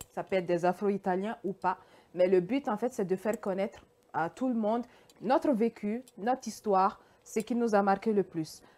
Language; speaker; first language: French; early bilingual, heritage; French